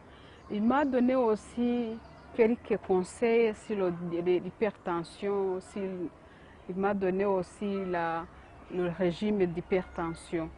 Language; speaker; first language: French; non-native, learner; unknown